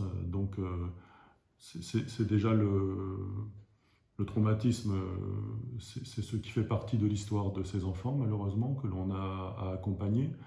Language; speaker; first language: French; native; French